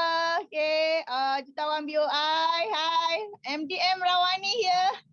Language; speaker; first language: Malay; native; Malay